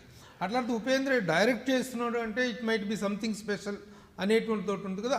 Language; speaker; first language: Telugu; native; Telugu